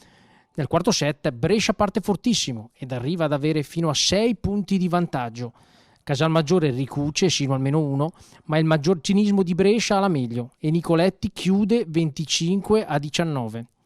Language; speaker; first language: Italian; native; Italian